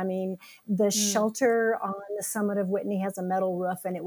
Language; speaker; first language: English; native; English